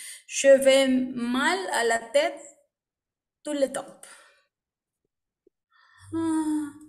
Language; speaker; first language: French; non-native, learner; Spanish